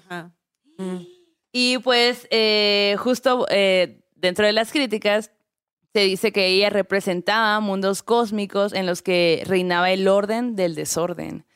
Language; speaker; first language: Spanish; native; Spanish